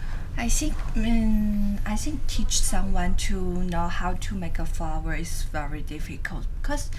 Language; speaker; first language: English; non-native, learner; Chinese